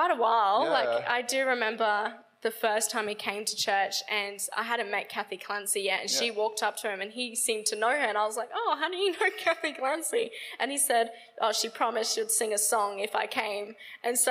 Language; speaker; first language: English; native; English